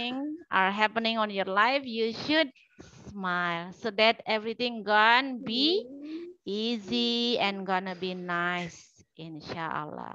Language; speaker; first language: English; non-native, learner; Indonesian